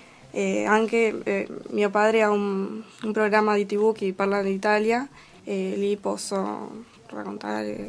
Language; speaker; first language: Italian; early bilingual, heritage; Spanish